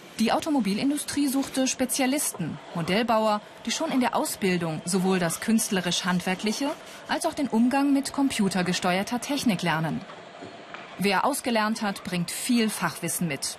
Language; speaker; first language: German; native; German